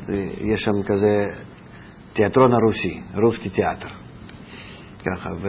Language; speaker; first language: Hebrew; non-native, fluent; Russian